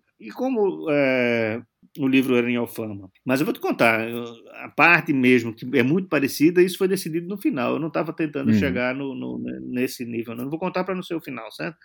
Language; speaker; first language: Portuguese; native; Portuguese